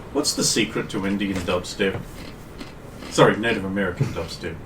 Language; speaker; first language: English; native; English